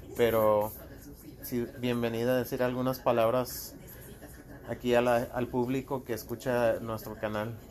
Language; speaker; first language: Spanish; early bilingual, heritage; Spanish